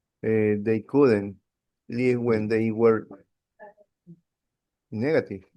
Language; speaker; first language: English; non-native, learner; Spanish